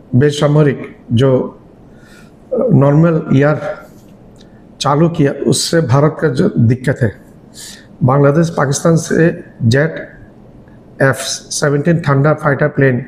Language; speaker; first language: Hindi; non-native, learner; Bangla